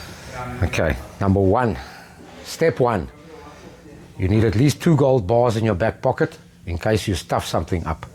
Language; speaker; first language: English; native; English